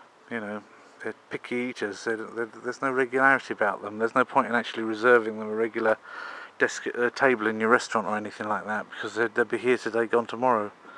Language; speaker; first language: English; native; English